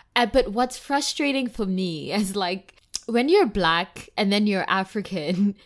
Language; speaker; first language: English; non-native, local second language; Tswana